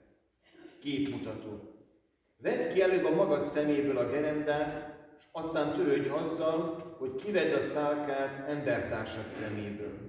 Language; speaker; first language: Hungarian; native; Hungarian